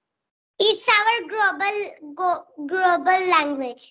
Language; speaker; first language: English; non-native, local second language; Marathi